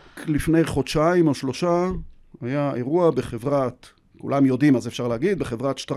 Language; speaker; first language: Hebrew; native; Hebrew